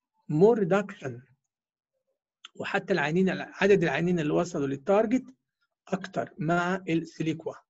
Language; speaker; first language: Arabic; native; Arabic